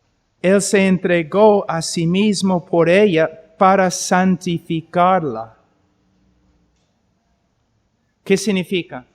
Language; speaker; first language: Spanish; non-native, fluent; English